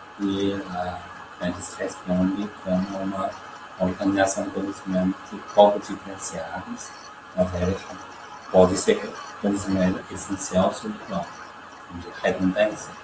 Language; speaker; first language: Portuguese; non-native, learner; Chinese